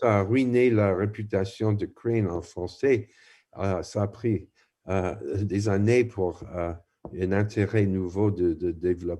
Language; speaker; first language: French; non-native, fluent; English